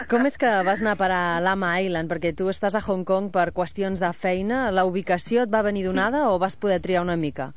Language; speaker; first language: Catalan; native; Catalan